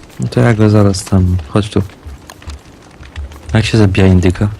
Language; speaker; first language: Polish; native; Polish